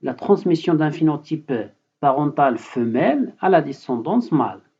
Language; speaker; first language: French; non-native, local second language; Arabic